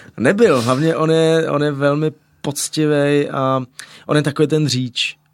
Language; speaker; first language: Czech; native; Czech